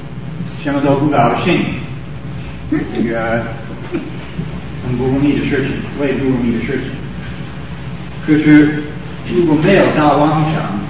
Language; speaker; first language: Chinese; non-native, fluent; English